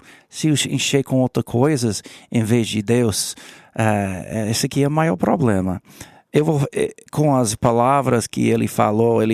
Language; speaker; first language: Portuguese; non-native, learner; English